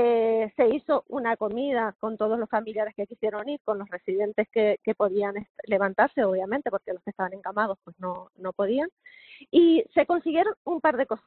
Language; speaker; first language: Spanish; native; Spanish